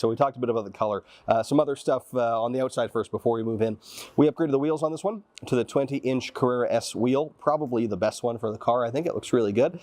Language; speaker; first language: English; native; English